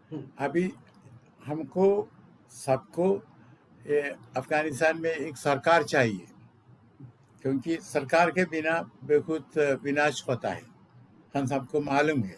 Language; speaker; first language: Hindi; non-native, local second language; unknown